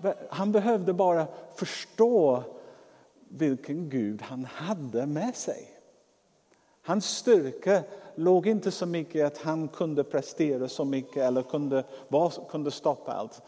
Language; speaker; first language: Swedish; non-native, fluent; English